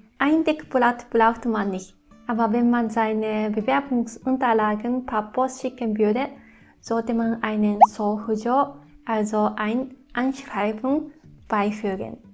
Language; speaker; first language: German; non-native, fluent; Japanese